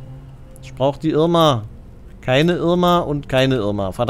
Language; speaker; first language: German; native; German